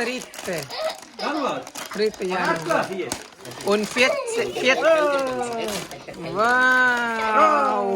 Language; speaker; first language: German; non-native, learner; Thai